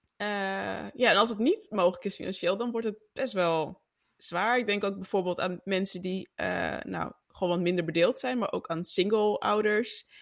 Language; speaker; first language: Dutch; native; Dutch